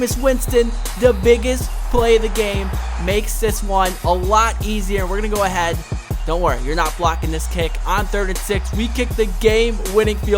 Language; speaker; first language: English; native; English